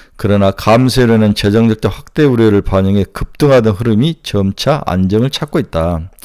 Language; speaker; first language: Korean; native; Korean